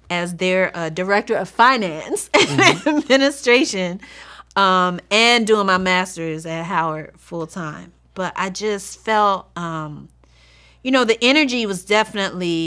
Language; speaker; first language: English; native; English